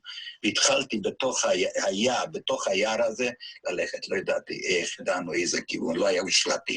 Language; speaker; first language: Hebrew; non-native, fluent; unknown